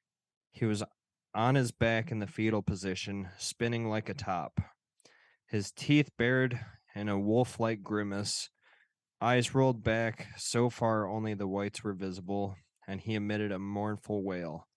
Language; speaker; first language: English; native; English